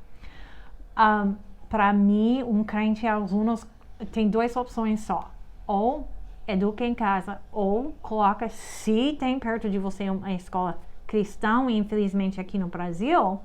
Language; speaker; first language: Portuguese; non-native, fluent; English